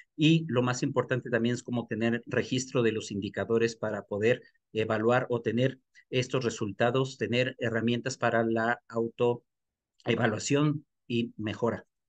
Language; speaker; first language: Spanish; native; Spanish